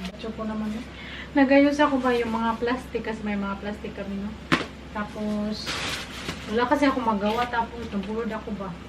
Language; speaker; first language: Filipino; non-native, local second language; Cebuano